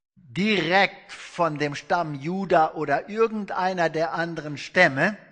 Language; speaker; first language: German; non-native, fluent; Afrikaans